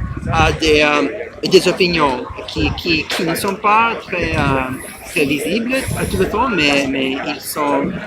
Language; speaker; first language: French; non-native, learner; English